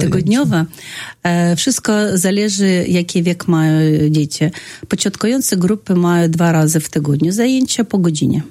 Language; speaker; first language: Polish; non-native, fluent; Russian